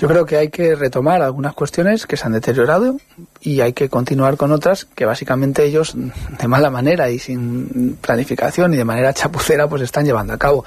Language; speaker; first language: Spanish; native; Spanish